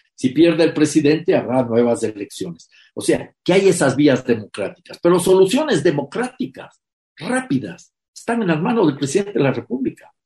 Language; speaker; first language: Spanish; native; Spanish